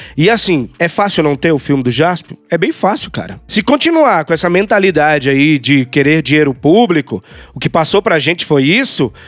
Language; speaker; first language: Portuguese; native; Portuguese